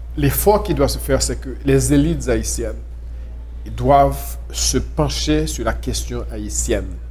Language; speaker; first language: French; non-native, local second language; Haitian Creole